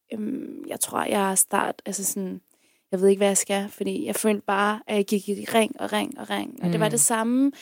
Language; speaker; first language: Danish; early bilingual, other home language; Persian